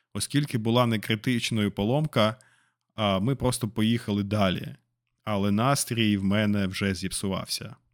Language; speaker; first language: Ukrainian; non-native, local second language; Russian